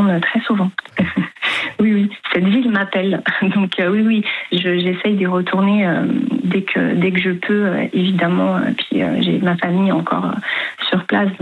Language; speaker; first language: French; native; French